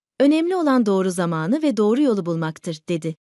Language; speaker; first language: Turkish; native; Turkish